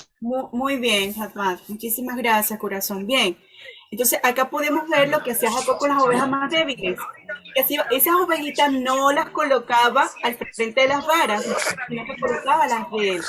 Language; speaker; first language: Spanish; native; Spanish